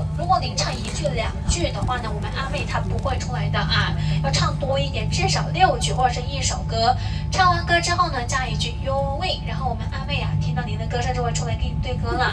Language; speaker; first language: Chinese; native; Chinese